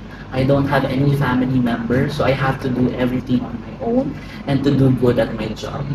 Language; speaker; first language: English; non-native, fluent; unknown